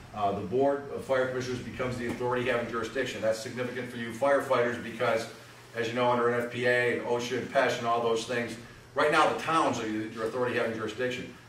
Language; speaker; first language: English; native; English